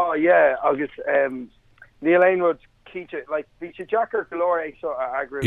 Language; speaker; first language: Irish; non-native, local second language; English